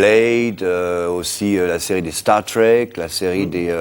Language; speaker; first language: French; native; French